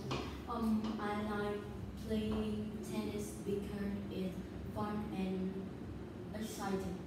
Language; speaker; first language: English; non-native, learner; Vietnamese